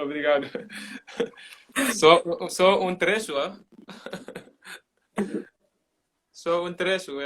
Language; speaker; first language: Portuguese; non-native, learner; Mandingo